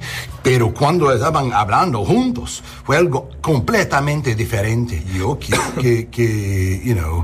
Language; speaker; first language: Spanish; non-native, learner; English